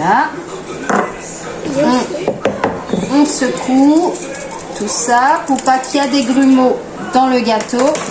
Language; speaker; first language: French; native; French